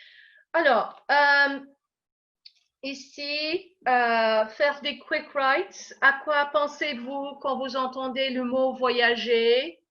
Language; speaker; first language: French; non-native, fluent; English